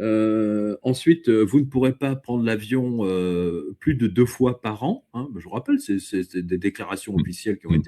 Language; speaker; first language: French; native; French